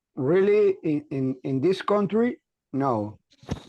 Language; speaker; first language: English; non-native, learner; Spanish